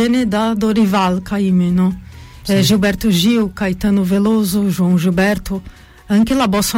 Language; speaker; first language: Italian; non-native, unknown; Portuguese